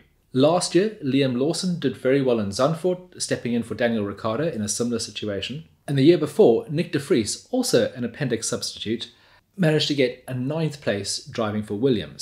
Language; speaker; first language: English; native; English